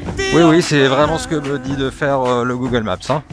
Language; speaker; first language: French; native; French